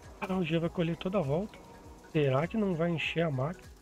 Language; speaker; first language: Portuguese; native; Portuguese